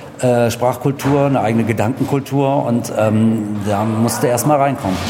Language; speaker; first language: German; native; German